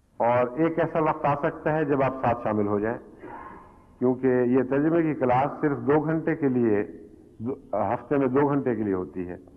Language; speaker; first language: Urdu; native; Urdu